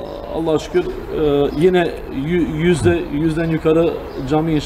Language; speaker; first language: Turkish; non-native, local second language; Albanian